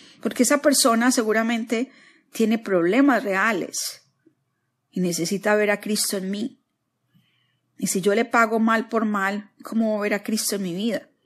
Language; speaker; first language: Spanish; native; Spanish